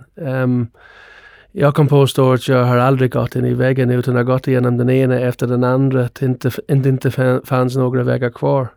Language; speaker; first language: Swedish; non-native, fluent; English